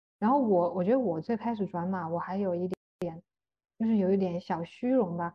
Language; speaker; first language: Chinese; native; Chinese